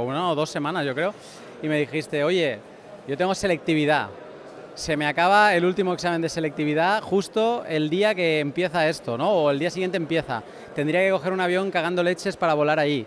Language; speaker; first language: Spanish; native; Spanish